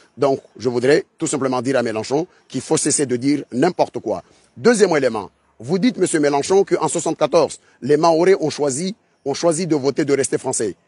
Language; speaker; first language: French; non-native, local second language; Ngazidja Comorian